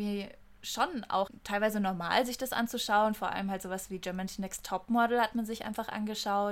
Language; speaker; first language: German; native; German